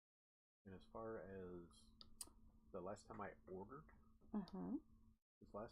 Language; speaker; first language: English; native; English